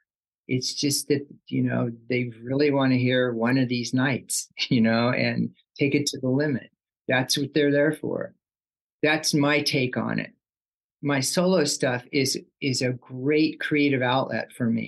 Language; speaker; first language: English; native; English